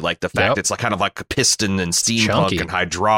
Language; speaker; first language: English; native; English